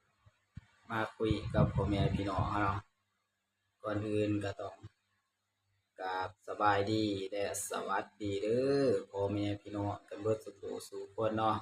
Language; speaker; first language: Thai; non-native, local second language; Lao